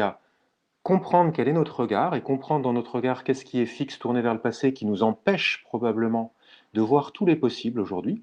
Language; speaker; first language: French; native; French